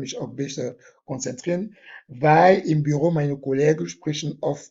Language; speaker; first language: German; non-native, fluent; French